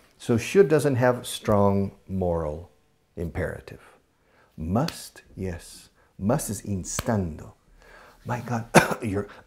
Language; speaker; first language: English; native; English